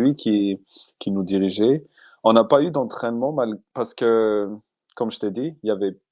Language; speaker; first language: French; non-native, local second language; Malagasy